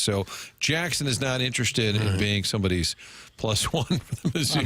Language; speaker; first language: English; native; English